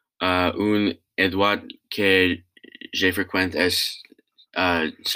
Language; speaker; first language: French; non-native, learner; English